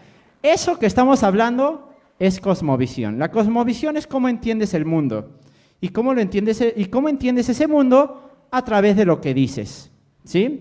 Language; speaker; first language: Spanish; native; Spanish